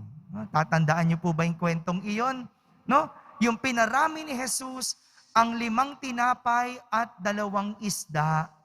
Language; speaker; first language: Filipino; native; Filipino